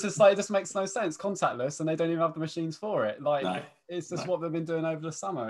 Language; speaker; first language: English; native; English